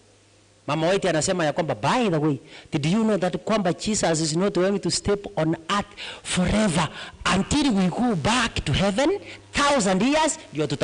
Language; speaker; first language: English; non-native, local second language; Gusii